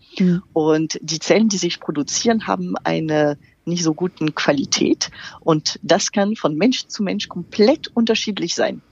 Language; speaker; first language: German; non-native, fluent; French